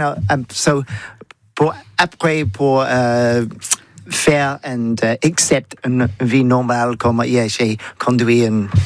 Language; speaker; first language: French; non-native, learner; English